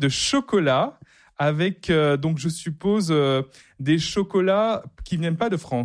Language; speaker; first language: French; native; French